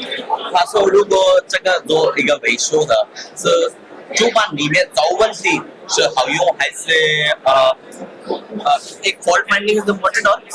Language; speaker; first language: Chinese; non-native, learner; Hindi